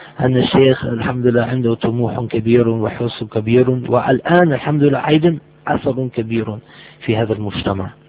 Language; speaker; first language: Arabic; non-native, learner; German